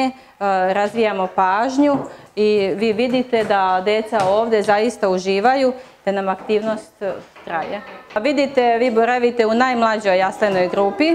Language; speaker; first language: Serbian; native; Serbian